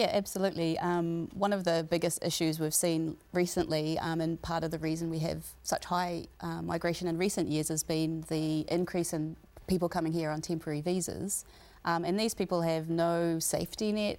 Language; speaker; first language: English; native; English